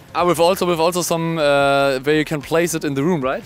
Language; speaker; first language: English; non-native, fluent; German